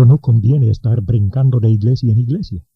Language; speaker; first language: Spanish; native; Spanish